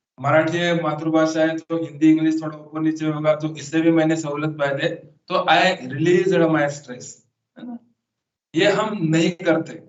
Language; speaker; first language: Hindi; non-native, local second language; Marathi